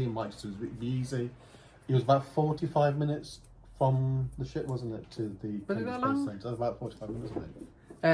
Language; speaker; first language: English; native; English